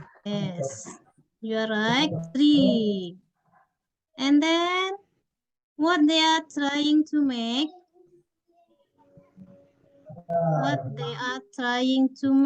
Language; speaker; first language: English; non-native, fluent; Indonesian